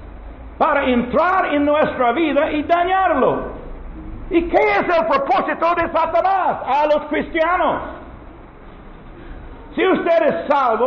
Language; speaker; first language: Spanish; non-native, learner; English